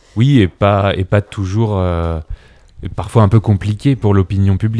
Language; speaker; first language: French; native; French